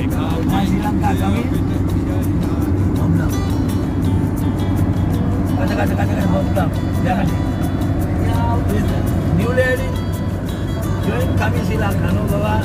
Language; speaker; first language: English; non-native, learner; Sinhala